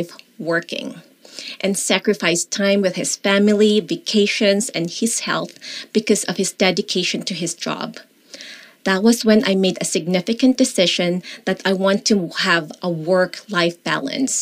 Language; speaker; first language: English; non-native, local second language; Filipino